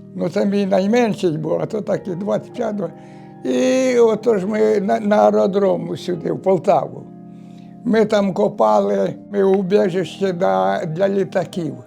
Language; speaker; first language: Ukrainian; native; Ukrainian